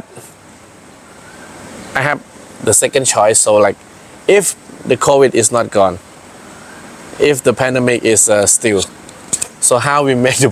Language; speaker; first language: English; non-native, learner; Thai